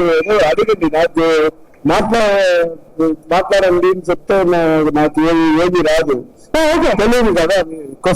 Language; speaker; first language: Telugu; non-native, learner; Tamil